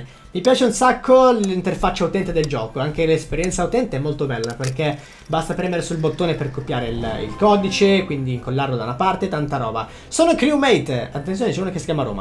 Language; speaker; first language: Italian; native; Italian